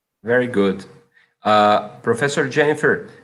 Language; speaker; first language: English; non-native, fluent; Portuguese